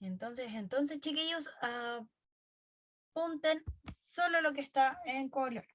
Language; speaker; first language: Spanish; native; Spanish